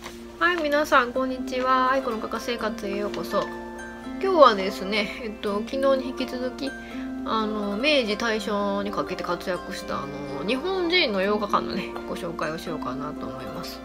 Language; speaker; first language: Japanese; native; Japanese